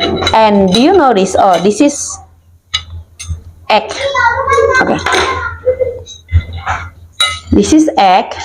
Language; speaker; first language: English; non-native, learner; Indonesian